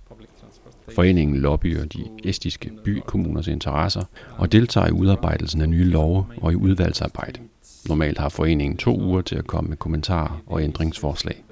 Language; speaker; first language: Danish; native; Danish